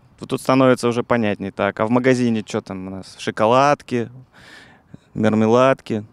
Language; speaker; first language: Russian; native; Russian